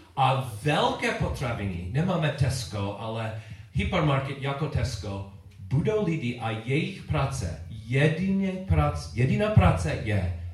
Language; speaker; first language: Czech; non-native, learner; English